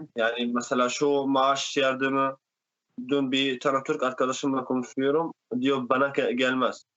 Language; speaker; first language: Turkish; non-native, fluent; Arabic